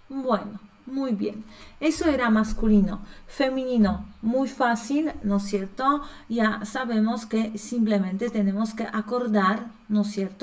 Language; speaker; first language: Spanish; non-native, fluent; Polish